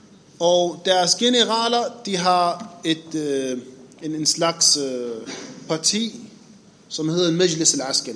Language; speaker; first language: Danish; non-native, fluent; Arabic